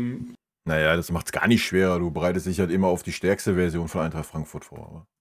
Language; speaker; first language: German; native; German